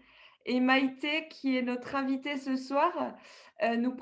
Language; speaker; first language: French; native; French